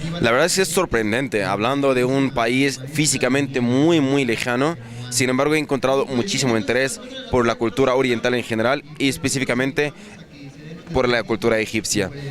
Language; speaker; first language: Spanish; non-native, fluent; Arabic